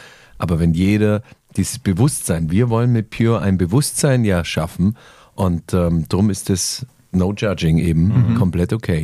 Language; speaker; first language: German; native; German